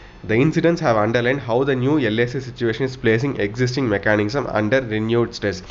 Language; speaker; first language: English; non-native, local second language; Tamil